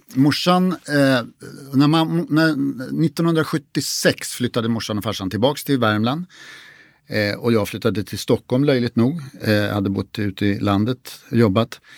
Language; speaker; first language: Swedish; native; Swedish